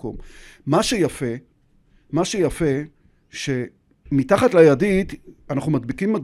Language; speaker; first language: Hebrew; native; Hebrew